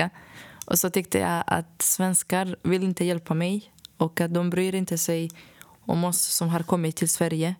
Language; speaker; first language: Swedish; non-native, fluent; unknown